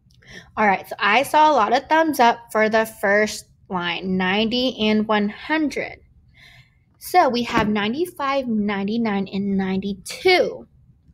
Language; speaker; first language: English; native; English